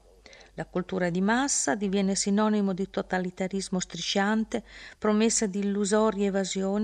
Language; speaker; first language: Italian; native; Italian